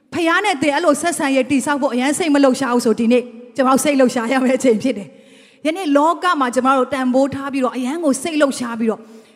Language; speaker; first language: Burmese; non-native, local second language; Tedim Chin